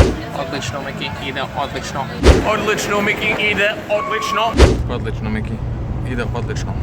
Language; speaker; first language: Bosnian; non-native, learner; English